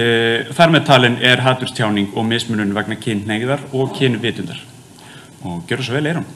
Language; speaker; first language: Icelandic; native; Icelandic